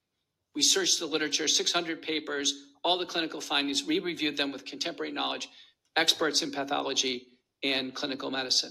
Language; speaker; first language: English; native; English